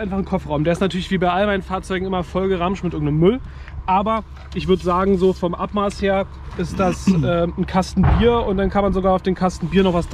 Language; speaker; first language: German; native; German